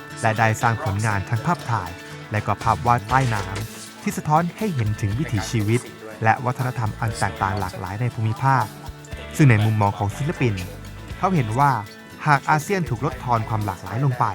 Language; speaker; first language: Thai; native; Thai